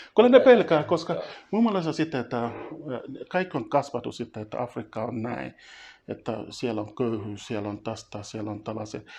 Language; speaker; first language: Finnish; non-native, fluent; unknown